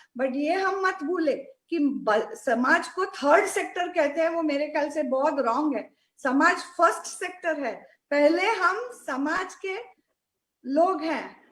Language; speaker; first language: Hindi; non-native, local second language; Marathi